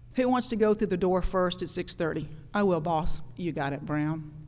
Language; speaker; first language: English; native; English